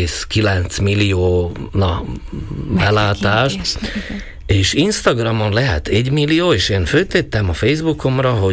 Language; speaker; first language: Hungarian; non-native, local second language; Slovak